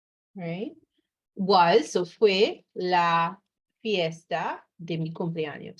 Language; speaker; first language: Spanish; non-native, fluent; English